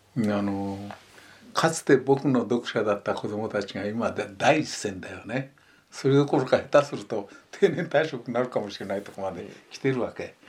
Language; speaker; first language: Japanese; native; Japanese